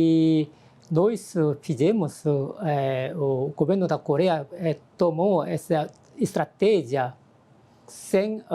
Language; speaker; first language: Portuguese; non-native, fluent; Korean